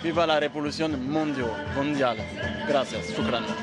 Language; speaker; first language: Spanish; non-native, learner; Arabic